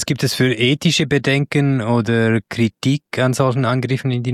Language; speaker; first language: German; native; German